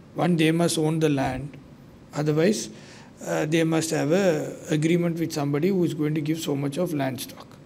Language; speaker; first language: English; non-native, local second language; Sinhala